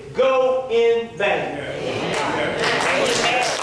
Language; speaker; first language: English; native; English